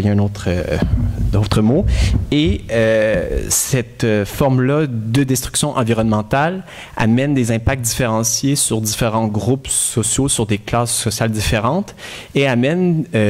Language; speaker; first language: French; native; French